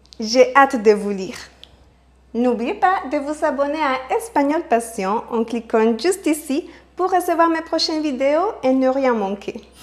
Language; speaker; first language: French; non-native, fluent; Spanish